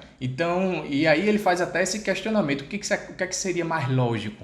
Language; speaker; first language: Portuguese; native; Portuguese